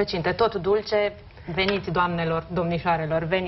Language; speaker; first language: Romanian; native; Romanian